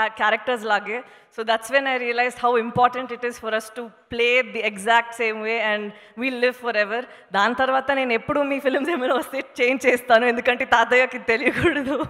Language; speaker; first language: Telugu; non-native, fluent; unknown